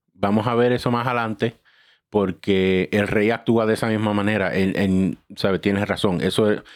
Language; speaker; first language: Spanish; early bilingual, heritage; Spanish